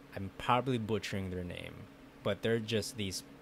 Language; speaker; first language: English; early bilingual, other home language; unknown